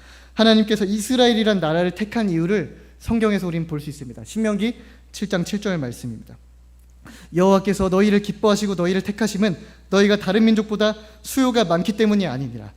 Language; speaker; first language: Korean; native; Korean